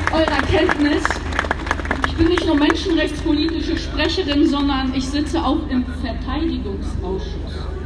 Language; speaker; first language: German; early bilingual, other home language; Polish